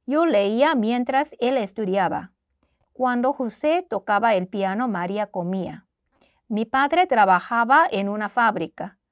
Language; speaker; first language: Spanish; non-native, fluent; Korean